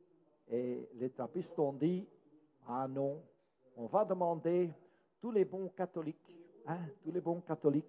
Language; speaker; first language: French; non-native, local second language; Dutch